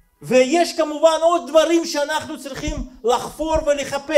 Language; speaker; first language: Hebrew; non-native, fluent; Russian